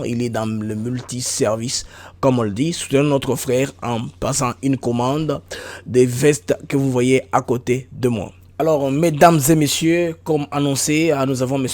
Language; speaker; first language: French; non-native, local second language; Lingala